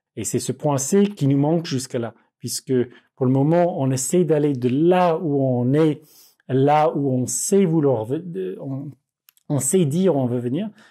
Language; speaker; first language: French; non-native, fluent; Dutch